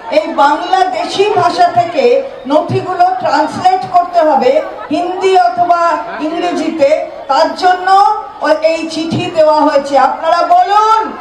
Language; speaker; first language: Bangla; native; Bangla